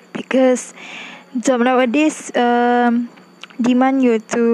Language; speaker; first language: English; non-native, local second language; Malay